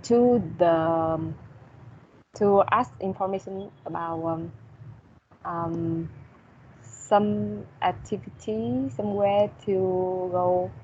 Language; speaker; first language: English; non-native, learner; Vietnamese